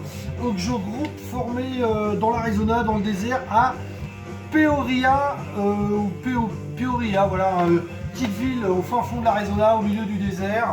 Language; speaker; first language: French; native; French